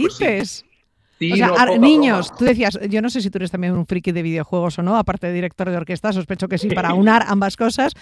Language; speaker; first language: Spanish; native; Spanish